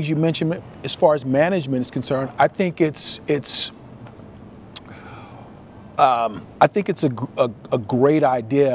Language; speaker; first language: English; native; English